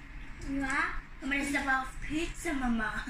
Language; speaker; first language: German; early bilingual, other home language; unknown